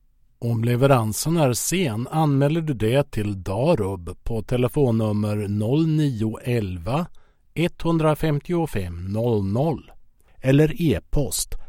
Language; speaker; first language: Swedish; native; Swedish